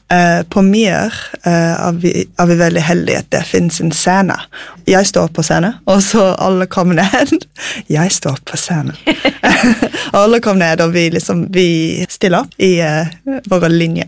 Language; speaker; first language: Norwegian; non-native, fluent; English